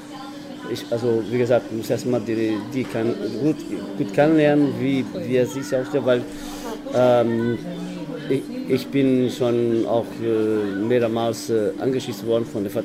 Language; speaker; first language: German; non-native, fluent; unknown